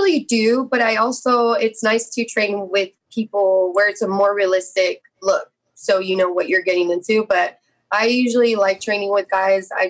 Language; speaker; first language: English; native; English